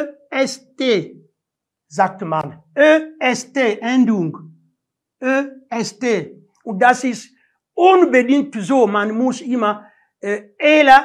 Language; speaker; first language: German; non-native, learner; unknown